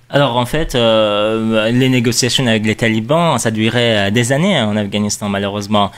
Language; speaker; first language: French; non-native, fluent; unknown